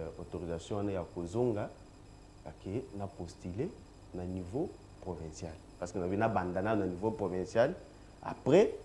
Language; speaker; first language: Lingala; non-native, local second language; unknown